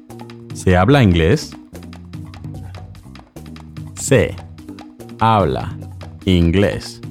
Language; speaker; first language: Spanish; non-native, fluent; English